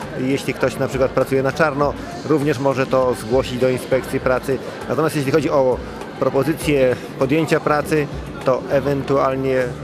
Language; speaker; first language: Polish; native; Polish